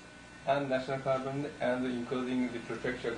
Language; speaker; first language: English; non-native, learner; Japanese